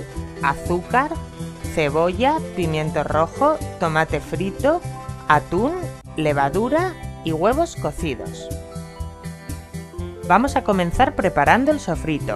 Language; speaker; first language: Spanish; native; Spanish